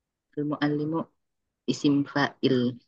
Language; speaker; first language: Arabic; non-native, learner; Indonesian